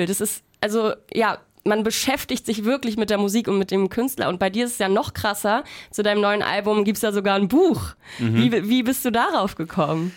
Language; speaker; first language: German; native; German